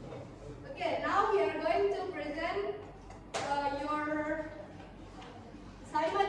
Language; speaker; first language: English; non-native, learner; Indonesian